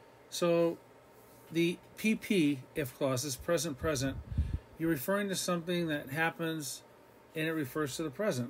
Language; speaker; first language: English; native; English